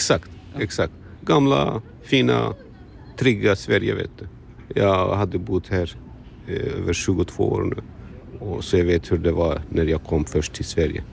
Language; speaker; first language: Swedish; non-native, fluent; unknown